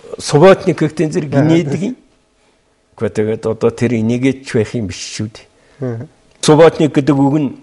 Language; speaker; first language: Mongolian; non-native, local second language; Kazakh